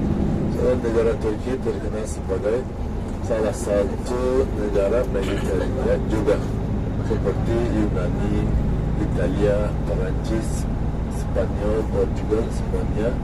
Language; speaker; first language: Indonesian; non-native, fluent; Turkish